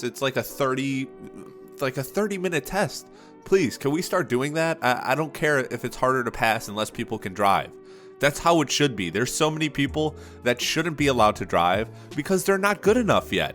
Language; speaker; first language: English; native; English